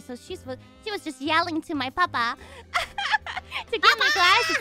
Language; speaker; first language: English; non-native, fluent; German